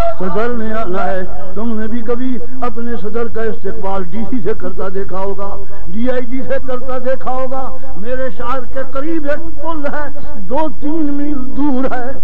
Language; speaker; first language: Urdu; non-native, local second language; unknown